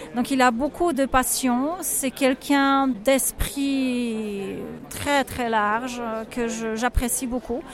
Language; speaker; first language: French; non-native, fluent; Polish